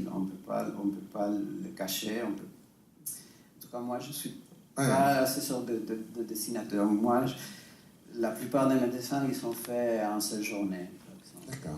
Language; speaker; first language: French; non-native, fluent; Spanish